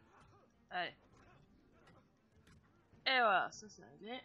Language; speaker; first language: French; native; French